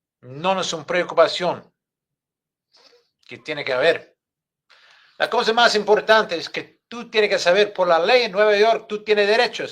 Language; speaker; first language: Spanish; non-native, fluent; English